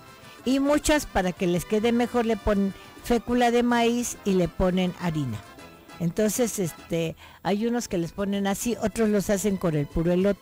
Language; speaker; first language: Spanish; native; Spanish